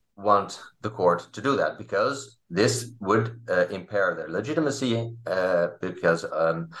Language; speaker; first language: English; non-native, fluent; Dutch